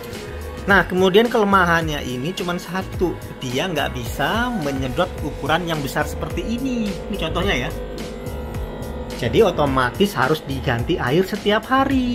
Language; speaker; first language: Indonesian; native; Indonesian